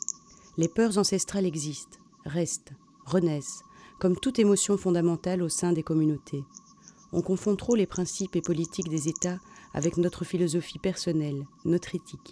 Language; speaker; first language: French; native; French